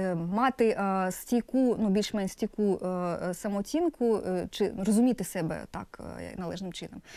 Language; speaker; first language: Ukrainian; non-native, local second language; Russian